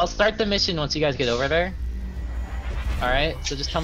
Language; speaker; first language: English; native; English